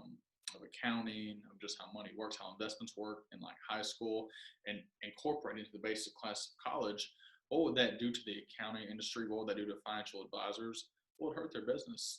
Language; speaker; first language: English; native; English